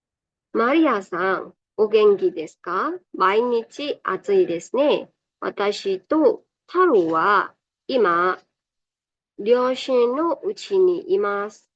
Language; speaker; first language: Japanese; non-native, fluent; Burmese